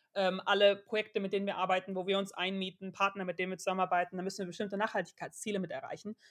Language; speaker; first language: German; native; German